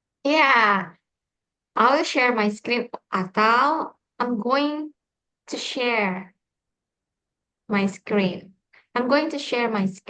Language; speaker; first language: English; non-native, fluent; Indonesian